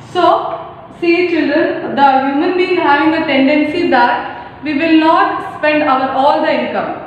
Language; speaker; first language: English; non-native, local second language; Kannada